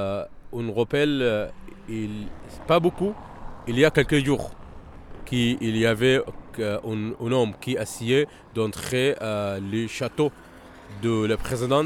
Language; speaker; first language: French; non-native, fluent; Arabic